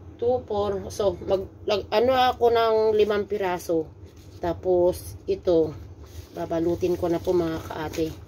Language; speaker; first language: Filipino; non-native, local second language; Iloko